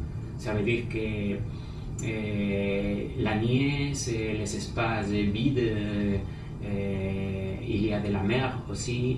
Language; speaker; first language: French; non-native, fluent; Spanish